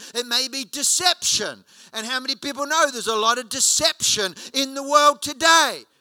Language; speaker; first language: English; native; English